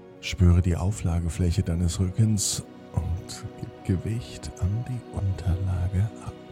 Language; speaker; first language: German; native; German